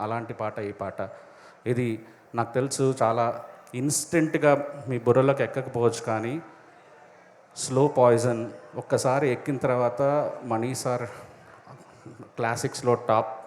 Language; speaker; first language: Telugu; native; Telugu